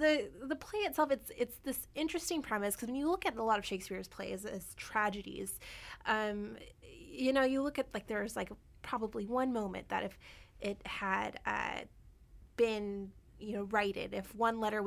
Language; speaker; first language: English; native; English